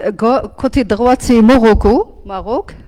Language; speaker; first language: French; non-native, learner; Arabic